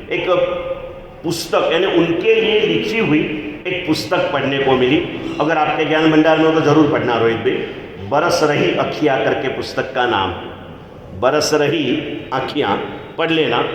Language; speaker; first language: Hindi; non-native, local second language; Gujarati